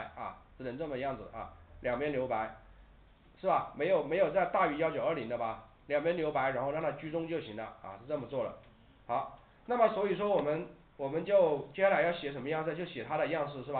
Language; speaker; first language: Chinese; native; Chinese